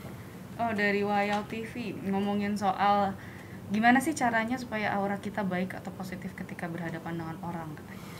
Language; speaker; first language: Indonesian; native; Indonesian